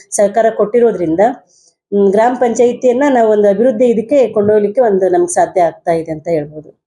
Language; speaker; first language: Kannada; native; Kannada